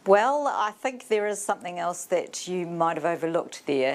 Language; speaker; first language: English; native; English